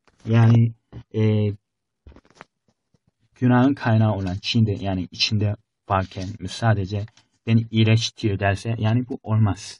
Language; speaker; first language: Turkish; non-native, fluent; Korean